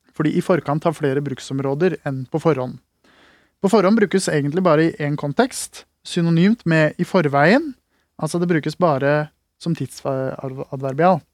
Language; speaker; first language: Norwegian; native; Norwegian